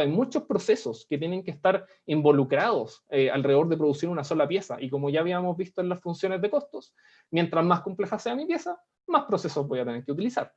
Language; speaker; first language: Spanish; native; Spanish